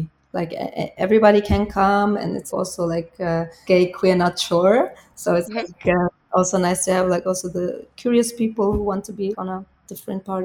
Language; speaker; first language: English; non-native, fluent; German